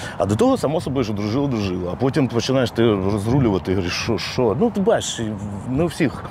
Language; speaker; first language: Ukrainian; non-native, local second language; Russian